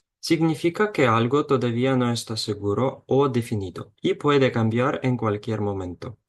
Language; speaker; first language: Spanish; non-native, fluent; Ukrainian